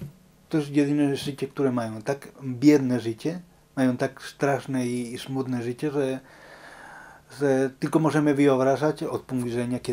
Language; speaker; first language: Polish; non-native, learner; Spanish